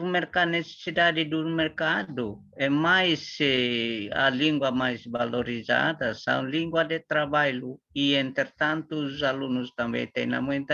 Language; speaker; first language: Portuguese; non-native, learner; Tetum